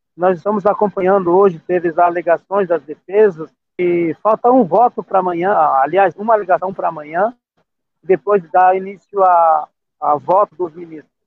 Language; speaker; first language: Portuguese; non-native, local second language; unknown